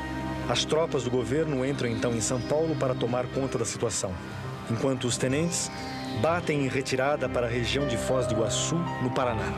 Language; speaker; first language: Portuguese; native; Portuguese